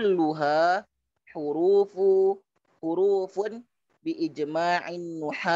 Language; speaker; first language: Arabic; non-native, learner; Indonesian